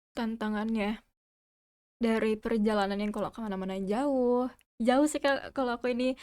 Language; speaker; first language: Indonesian; native; Indonesian